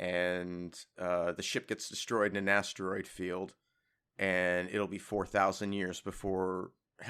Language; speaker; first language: English; native; English